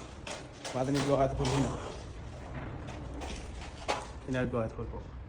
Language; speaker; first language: Arabic; non-native, learner; Bangla